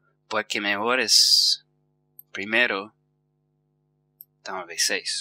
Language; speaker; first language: Spanish; non-native, fluent; English